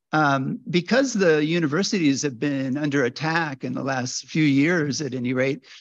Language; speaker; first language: English; native; English